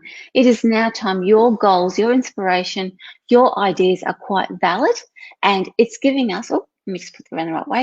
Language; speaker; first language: English; native; English